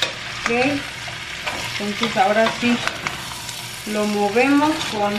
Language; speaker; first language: Spanish; native; Spanish